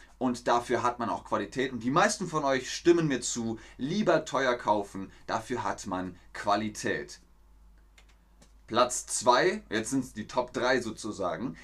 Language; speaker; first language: German; native; German